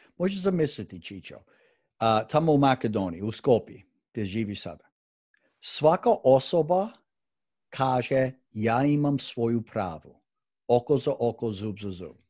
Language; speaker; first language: Croatian; early bilingual, heritage; Croatian